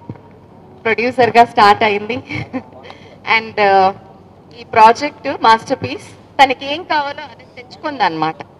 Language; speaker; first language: Telugu; non-native, fluent; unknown